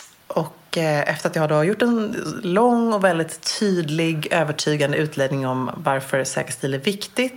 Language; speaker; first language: Swedish; native; Swedish